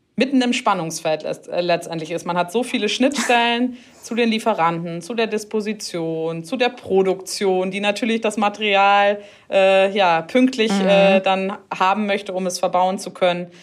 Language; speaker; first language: German; native; German